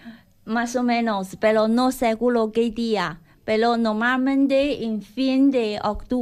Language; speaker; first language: Spanish; non-native, learner; Chinese